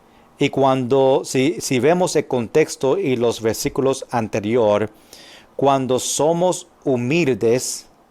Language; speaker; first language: Spanish; non-native, fluent; English